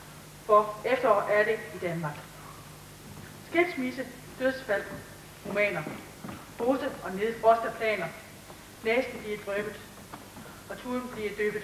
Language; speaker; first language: Danish; native; Danish